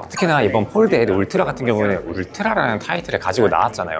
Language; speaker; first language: Korean; native; Korean